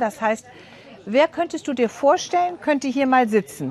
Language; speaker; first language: German; native; German